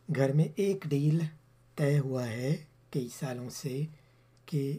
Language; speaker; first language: Urdu; early bilingual, heritage; Urdu